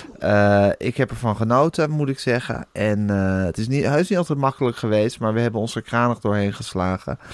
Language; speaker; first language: Dutch; native; Dutch